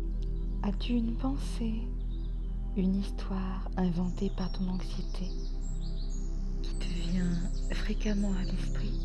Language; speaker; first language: French; native; French